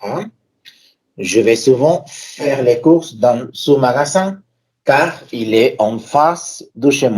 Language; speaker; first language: French; non-native, fluent; Spanish